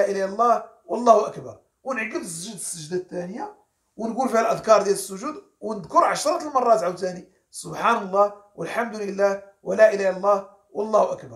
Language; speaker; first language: Arabic; native; Arabic